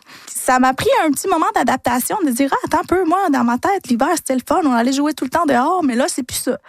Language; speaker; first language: French; early bilingual, other home language; Spanish